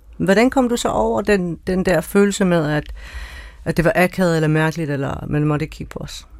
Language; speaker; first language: Danish; early bilingual, other home language; Persian